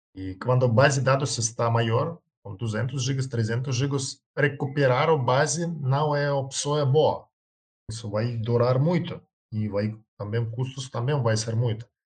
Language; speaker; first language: Portuguese; non-native, learner; Russian